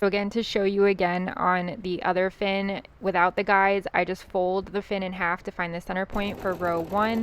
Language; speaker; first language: English; native; English